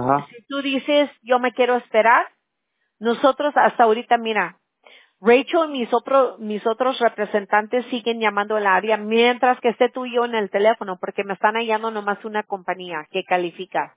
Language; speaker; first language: Spanish; early bilingual, heritage; Spanish